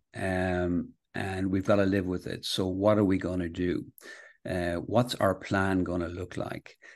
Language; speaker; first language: English; native; English